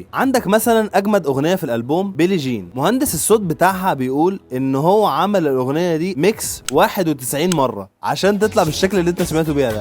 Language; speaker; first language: Arabic; native; Arabic